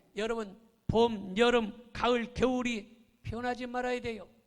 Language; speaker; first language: Korean; native; Korean